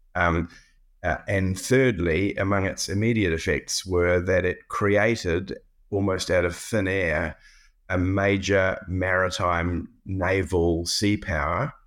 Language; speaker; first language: English; native; English